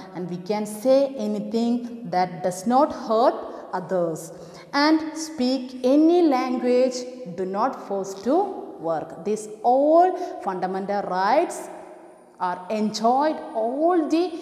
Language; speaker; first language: English; non-native, local second language; Malayalam